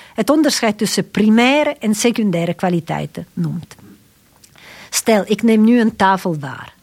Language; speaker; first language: Dutch; non-native, fluent; Italian